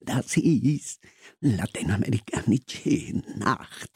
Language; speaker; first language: German; non-native, learner; Spanish